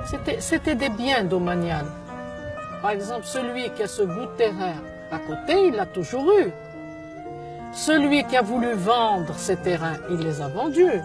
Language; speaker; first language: French; native; French